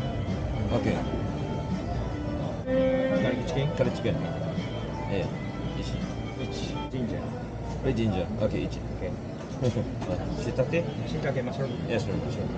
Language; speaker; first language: English; non-native, local second language; Chinese